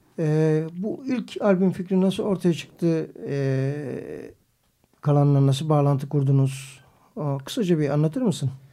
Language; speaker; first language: Turkish; native; Turkish